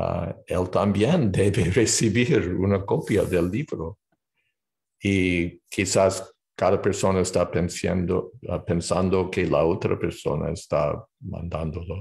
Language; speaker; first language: Spanish; non-native, fluent; English